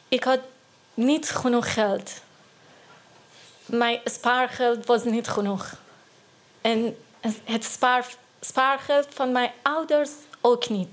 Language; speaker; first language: Dutch; non-native, learner; Persian